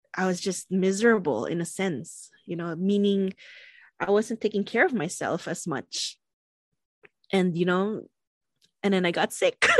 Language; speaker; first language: English; non-native, local second language; Filipino